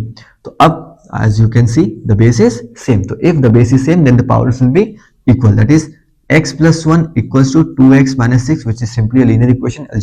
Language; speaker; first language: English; non-native, local second language; Hindi